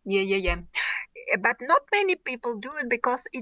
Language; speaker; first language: English; non-native, learner; Russian